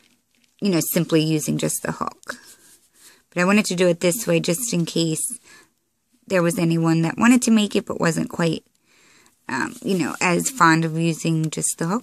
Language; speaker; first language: English; native; English